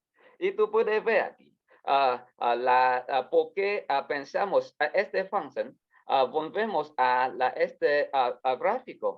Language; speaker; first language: Spanish; non-native, learner; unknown